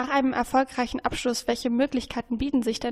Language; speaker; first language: German; native; German